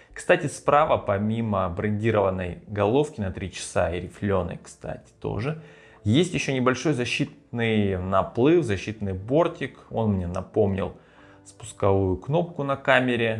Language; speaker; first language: Russian; native; Russian